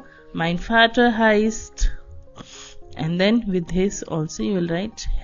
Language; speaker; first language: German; non-native, fluent; Hindi